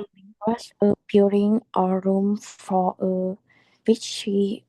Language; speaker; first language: English; non-native, learner; Chinese